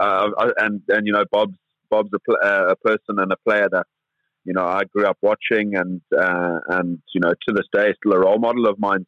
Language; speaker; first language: English; native; English